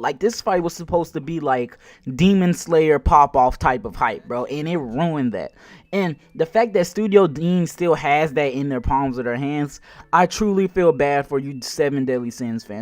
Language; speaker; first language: English; native; English